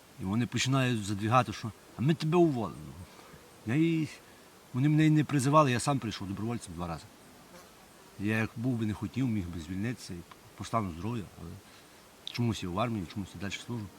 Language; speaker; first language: Ukrainian; native; Ukrainian